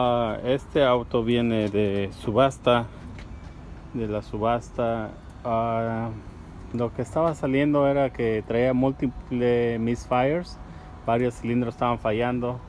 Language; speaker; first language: Spanish; native; Spanish